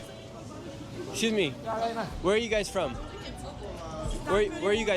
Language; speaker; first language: English; native; English